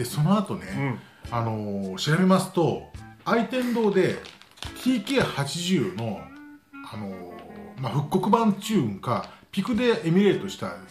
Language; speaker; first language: Japanese; native; Japanese